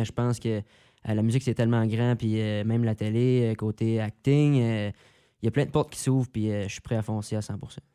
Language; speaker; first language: French; native; French